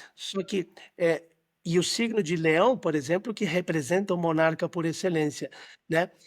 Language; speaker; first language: Portuguese; non-native, fluent; Spanish